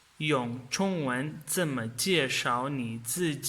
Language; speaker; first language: Chinese; non-native, fluent; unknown